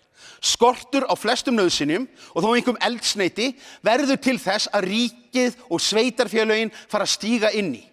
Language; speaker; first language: Icelandic; native; Icelandic